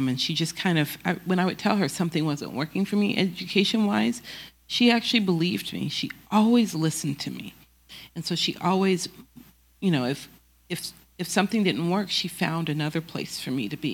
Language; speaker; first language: English; native; English